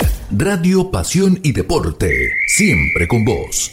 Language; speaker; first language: Spanish; native; Spanish